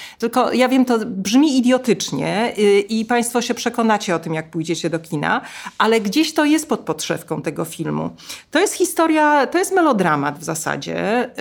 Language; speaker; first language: Polish; native; Polish